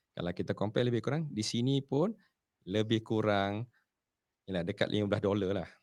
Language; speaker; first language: Malay; native; Malay